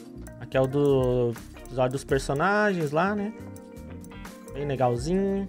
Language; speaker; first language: Portuguese; native; Portuguese